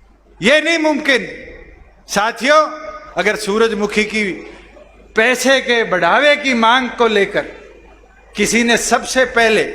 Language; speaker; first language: Hindi; native; Hindi